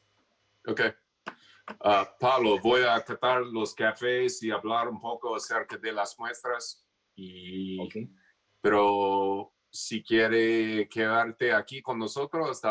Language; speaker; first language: Spanish; non-native, learner; English